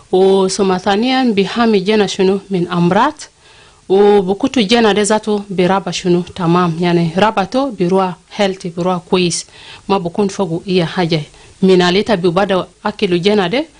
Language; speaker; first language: Arabic; non-native, local second language; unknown